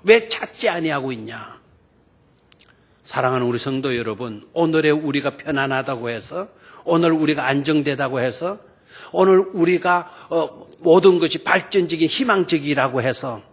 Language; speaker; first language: Korean; native; Korean